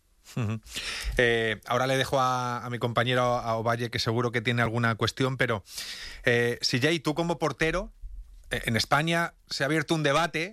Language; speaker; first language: Spanish; native; Spanish